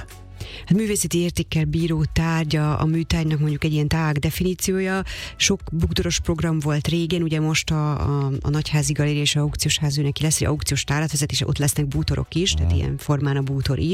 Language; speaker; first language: Hungarian; native; Hungarian